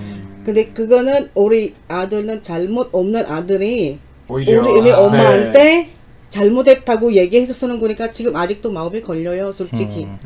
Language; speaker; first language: Korean; non-native, learner; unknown